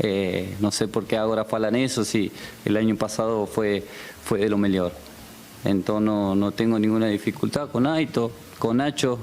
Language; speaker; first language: Portuguese; non-native, learner; Spanish